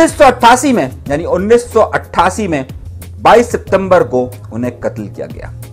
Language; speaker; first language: Urdu; native; Urdu